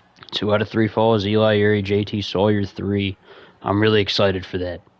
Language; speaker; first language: English; native; English